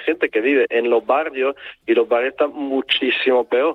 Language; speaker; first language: Spanish; non-native, fluent; Italian